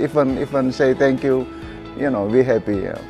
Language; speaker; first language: English; non-native, fluent; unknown